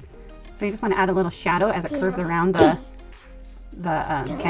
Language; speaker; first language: English; native; English